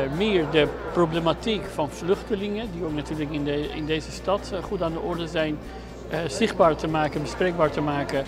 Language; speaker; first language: Dutch; non-native, fluent; Persian